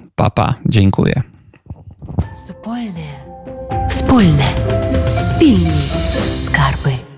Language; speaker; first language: Polish; non-native, fluent; Ukrainian